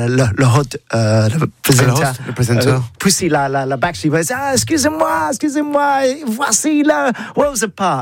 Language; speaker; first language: French; non-native, learner; English